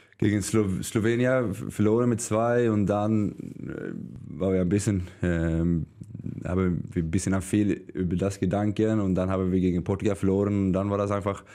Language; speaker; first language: German; non-native, learner; Swedish